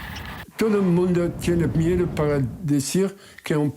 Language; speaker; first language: Spanish; non-native, learner; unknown